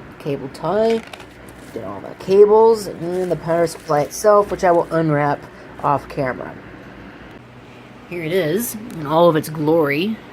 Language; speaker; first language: English; native; English